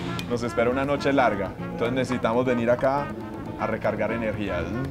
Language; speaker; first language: Spanish; native; Spanish